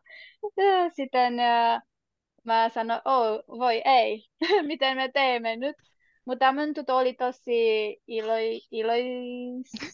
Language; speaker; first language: Finnish; non-native, learner; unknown